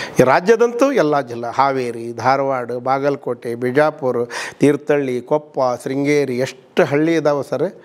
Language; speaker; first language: Kannada; native; Kannada